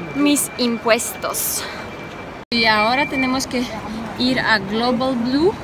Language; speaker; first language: Spanish; non-native, fluent; Ukrainian